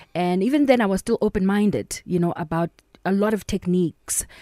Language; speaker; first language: English; non-native, local second language; Southern Sotho